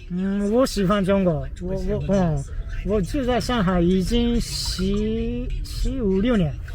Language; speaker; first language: Chinese; non-native, learner; Japanese